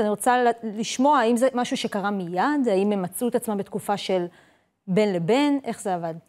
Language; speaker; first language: Hebrew; native; Hebrew